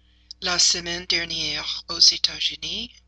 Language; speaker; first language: French; non-native, learner; English